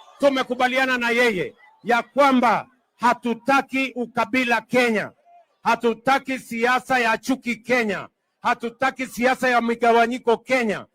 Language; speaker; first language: Swahili; non-native, local second language; Kalenjin